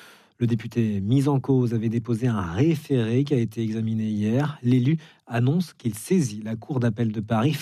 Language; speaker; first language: French; native; French